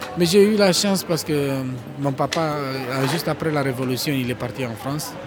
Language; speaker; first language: French; non-native, fluent; Romanian